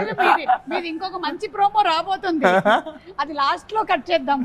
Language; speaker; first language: Telugu; native; Telugu